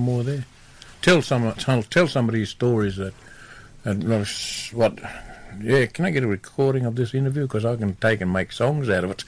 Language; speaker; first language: English; native; English